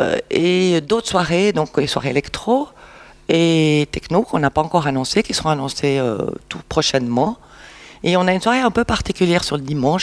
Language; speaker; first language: French; native; French